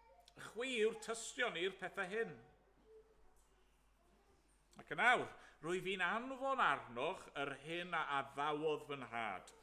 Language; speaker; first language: Welsh; native; Welsh